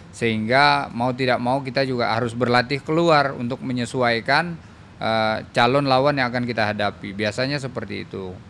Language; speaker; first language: Indonesian; native; Indonesian